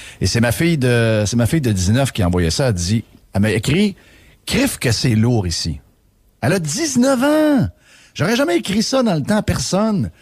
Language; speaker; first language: French; native; French